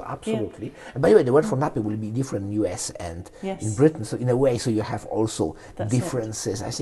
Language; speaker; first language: English; non-native, fluent; Polish